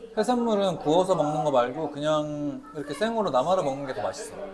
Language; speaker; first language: Korean; native; Korean